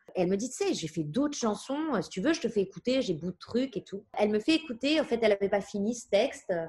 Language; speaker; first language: French; native; French